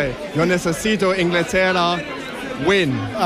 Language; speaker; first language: Spanish; non-native, learner; English